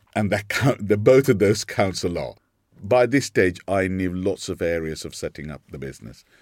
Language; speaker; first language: English; non-native, local second language; Sinhala